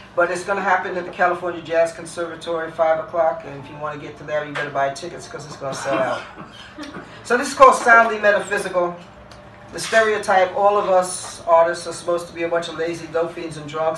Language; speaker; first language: English; early bilingual, other home language; Spanish